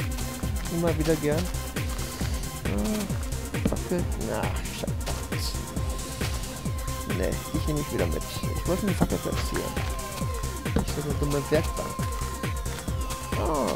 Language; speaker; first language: German; native; German